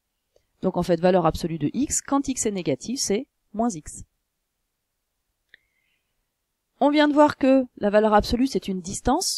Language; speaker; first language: French; native; French